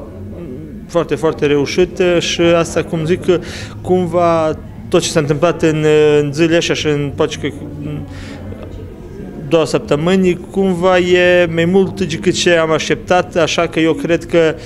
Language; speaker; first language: Romanian; early bilingual, heritage; Romanian